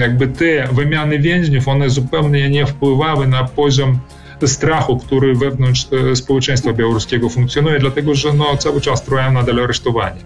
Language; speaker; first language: Polish; early bilingual, heritage; Polish